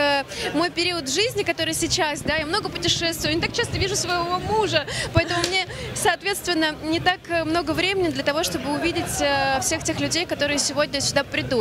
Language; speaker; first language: Russian; native; Russian